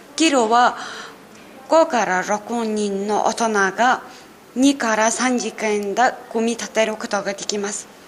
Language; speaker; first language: Japanese; non-native, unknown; Mongolian